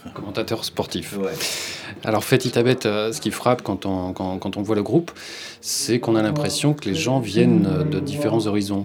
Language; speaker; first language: French; native; French